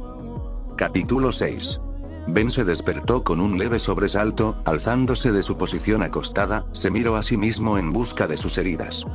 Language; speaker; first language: Spanish; native; Spanish